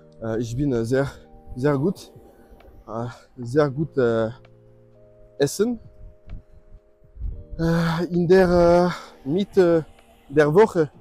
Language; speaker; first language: German; non-native, learner; French